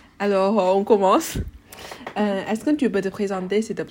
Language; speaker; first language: French; non-native, fluent; Chinese